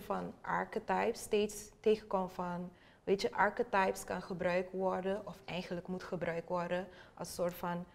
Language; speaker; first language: Dutch; non-native, local second language; Papiamento